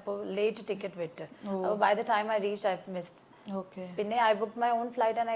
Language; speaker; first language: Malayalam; non-native, learner; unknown